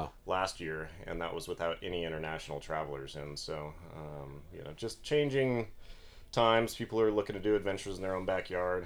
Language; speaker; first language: English; native; English